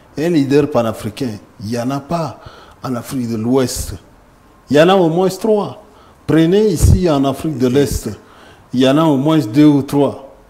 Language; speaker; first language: French; non-native, local second language; Kinyarwanda